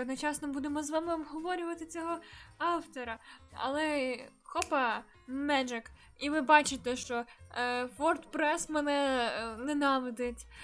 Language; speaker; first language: Ukrainian; native; Ukrainian